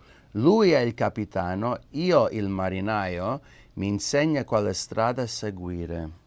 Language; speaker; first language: Italian; early bilingual, heritage; English